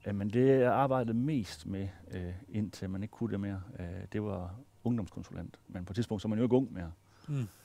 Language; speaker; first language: Danish; native; Danish